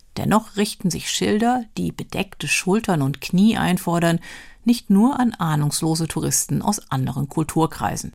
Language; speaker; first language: German; native; German